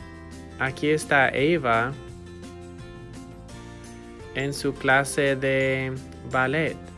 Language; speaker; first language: Spanish; non-native, fluent; English